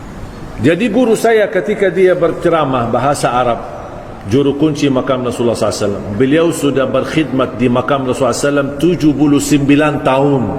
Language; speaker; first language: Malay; non-native, fluent; Arabic